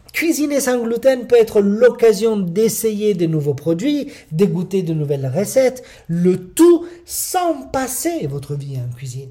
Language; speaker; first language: French; non-native, fluent; Italian